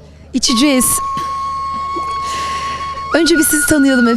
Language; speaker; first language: Turkish; native; Turkish